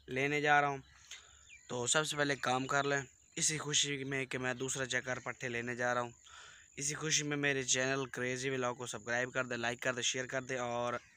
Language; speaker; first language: Urdu; non-native, local second language; Punjabi